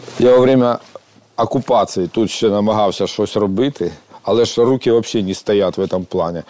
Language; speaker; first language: Ukrainian; native; Ukrainian